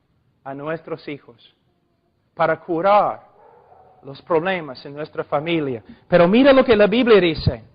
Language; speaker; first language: Spanish; non-native, fluent; English